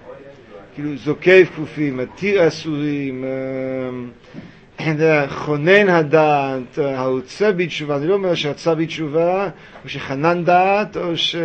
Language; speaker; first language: Hebrew; native; Hebrew